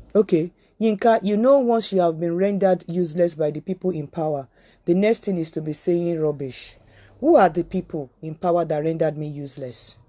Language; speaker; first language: English; non-native, local second language; Yoruba